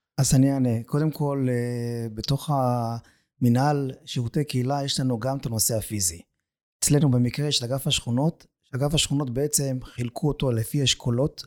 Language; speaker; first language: Hebrew; native; Hebrew